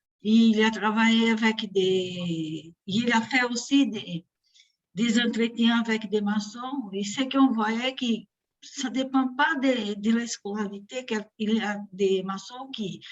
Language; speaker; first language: French; non-native, fluent; Portuguese